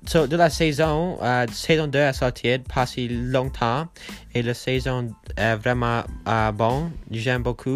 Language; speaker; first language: French; non-native, learner; English